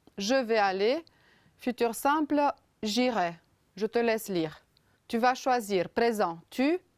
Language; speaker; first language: French; non-native, fluent; Romanian